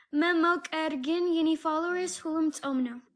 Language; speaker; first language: Amharic; non-native, learner; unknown